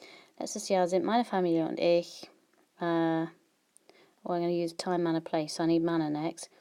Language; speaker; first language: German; non-native, fluent; English